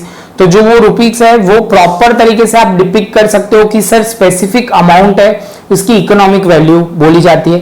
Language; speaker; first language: Hindi; non-native, local second language; Gujarati